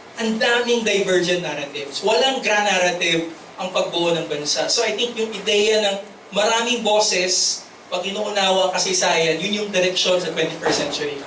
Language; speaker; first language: Filipino; non-native, local second language; Cebuano